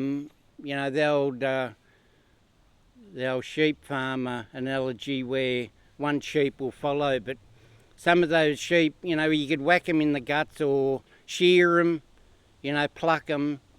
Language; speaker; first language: English; native; English